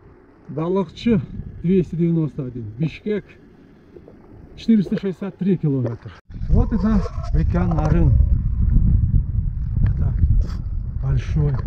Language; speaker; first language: Russian; non-native, fluent; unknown